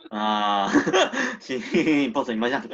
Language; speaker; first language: Portuguese; non-native, learner; Japanese